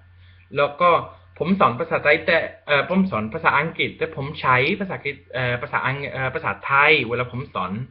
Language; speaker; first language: Thai; non-native, learner; Spanish